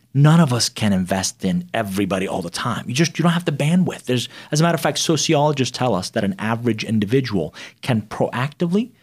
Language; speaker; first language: English; non-native, fluent; Persian